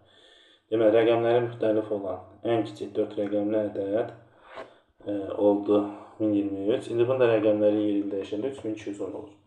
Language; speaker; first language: Azerbaijani; native; Azerbaijani